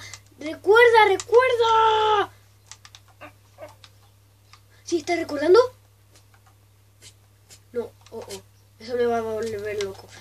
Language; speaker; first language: Spanish; native; Spanish